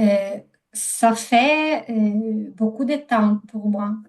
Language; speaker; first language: French; non-native, learner; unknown